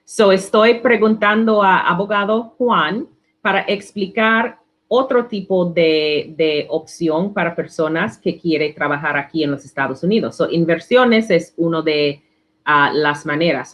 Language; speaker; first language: Spanish; non-native, learner; English